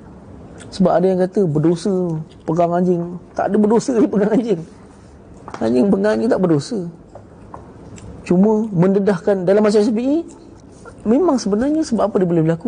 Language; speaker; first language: Malay; native; Malay